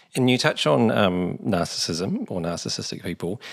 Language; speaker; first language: English; native; English